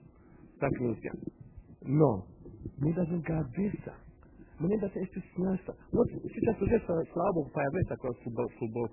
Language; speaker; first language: Russian; non-native, fluent; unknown